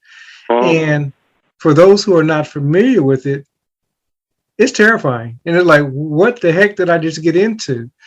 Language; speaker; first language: English; native; English